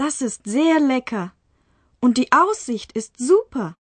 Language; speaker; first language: German; non-native, fluent; Japanese